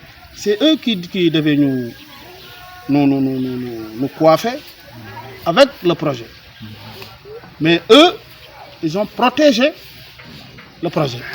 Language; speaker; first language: French; non-native, local second language; Wolof